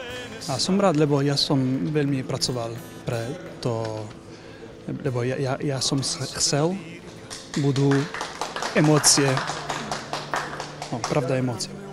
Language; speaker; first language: Slovak; non-native, learner; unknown